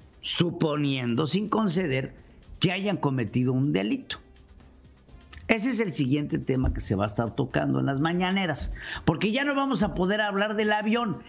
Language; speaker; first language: Spanish; native; Spanish